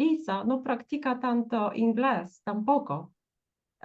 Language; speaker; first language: Spanish; non-native, fluent; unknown